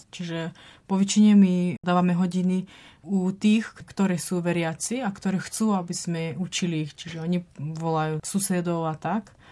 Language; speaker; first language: Slovak; non-native, fluent; Russian